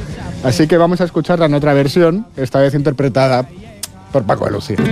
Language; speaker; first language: Spanish; native; Spanish